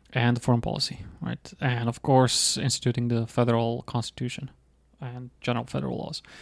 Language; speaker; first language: English; non-native, fluent; Croatian